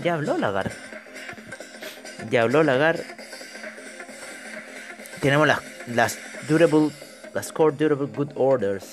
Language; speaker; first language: Spanish; native; Spanish